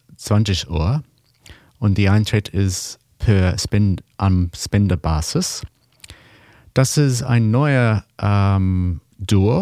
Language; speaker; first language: German; non-native, learner; English